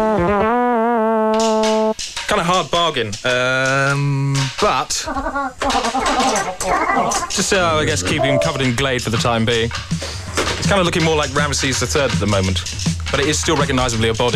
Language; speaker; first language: English; native; English